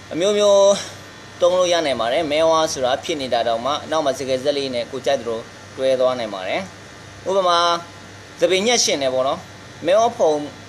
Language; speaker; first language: Burmese; native; Burmese